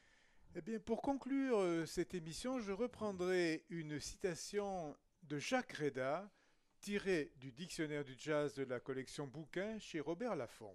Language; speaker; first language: French; native; French